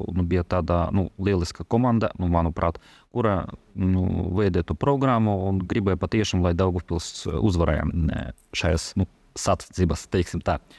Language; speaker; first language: Latvian; non-native, local second language; Russian